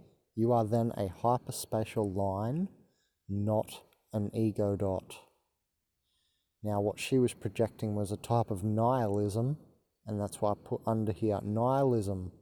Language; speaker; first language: English; native; English